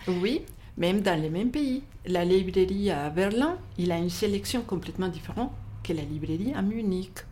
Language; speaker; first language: French; non-native, fluent; Spanish